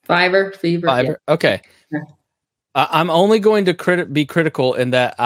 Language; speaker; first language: English; native; English